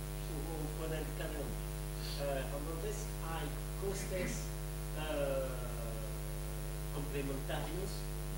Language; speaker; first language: Spanish; non-native, fluent; French